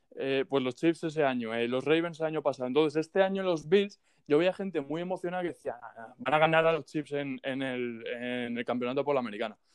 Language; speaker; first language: Spanish; native; Spanish